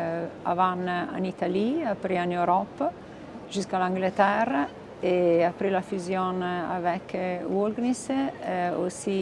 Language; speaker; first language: French; non-native, fluent; Italian